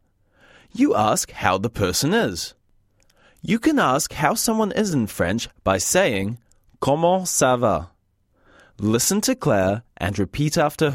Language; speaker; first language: English; native; English